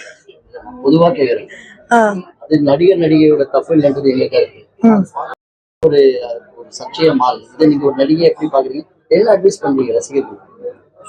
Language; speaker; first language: Tamil; native; Tamil